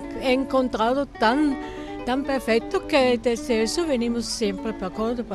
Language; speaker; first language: Spanish; non-native, fluent; German